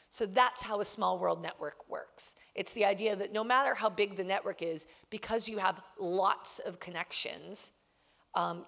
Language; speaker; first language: English; native; English